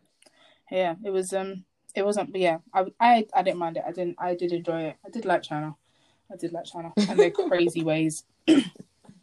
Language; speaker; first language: English; native; English